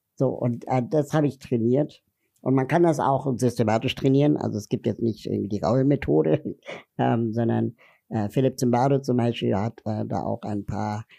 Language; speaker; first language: German; native; German